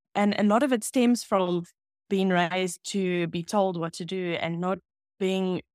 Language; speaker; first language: English; non-native, local second language; Afrikaans